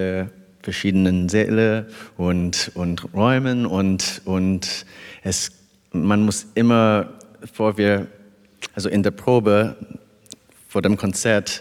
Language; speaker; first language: German; non-native, fluent; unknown